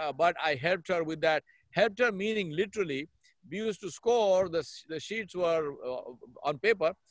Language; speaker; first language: English; non-native, local second language; Urdu